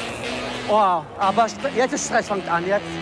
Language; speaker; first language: German; non-native, learner; Arabic